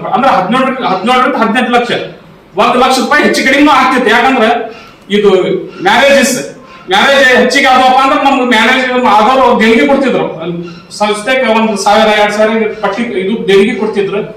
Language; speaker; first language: Kannada; non-native, local second language; Urdu